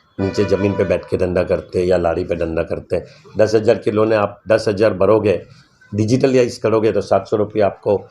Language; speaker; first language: Hindi; non-native, local second language; Gujarati